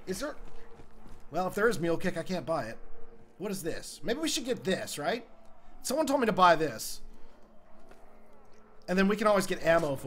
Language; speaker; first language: English; native; English